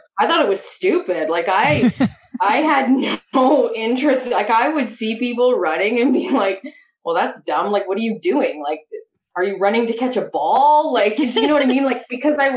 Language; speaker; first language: English; native; English